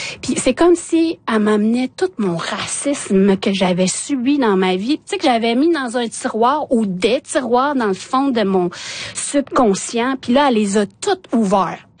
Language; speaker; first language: French; non-native, local second language; Innu-aimun